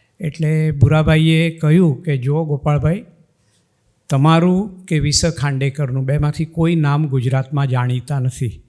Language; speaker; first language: Gujarati; non-native, local second language; Marathi